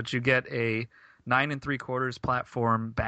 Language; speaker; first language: English; native; English